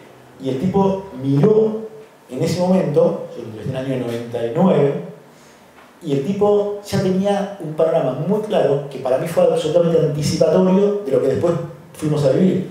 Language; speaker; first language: Spanish; native; Spanish